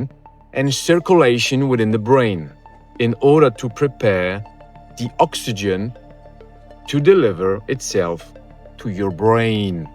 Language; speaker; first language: English; non-native, fluent; Polish